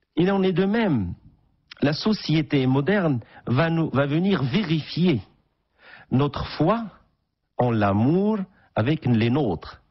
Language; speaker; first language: French; non-native, local second language; Arabic